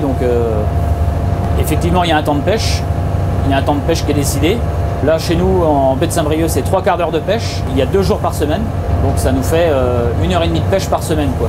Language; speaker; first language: French; native; French